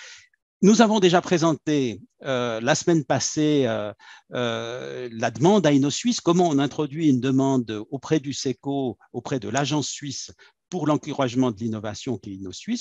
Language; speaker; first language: French; native; French